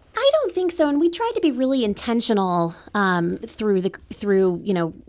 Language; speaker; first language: English; native; English